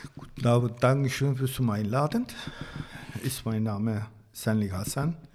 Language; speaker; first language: German; non-native, learner; Turkish